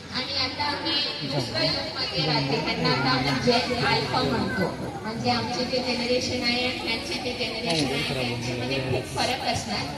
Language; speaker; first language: Marathi; non-native, fluent; Malayalam